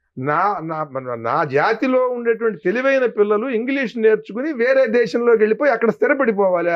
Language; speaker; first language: Telugu; native; Telugu